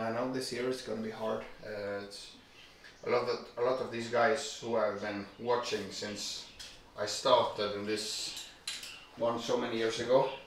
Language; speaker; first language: English; non-native, fluent; Norwegian